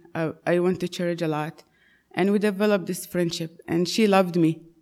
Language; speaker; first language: English; non-native, fluent; Arabic